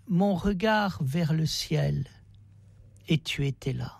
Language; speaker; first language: French; native; French